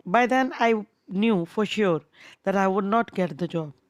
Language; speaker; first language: English; non-native, local second language; Punjabi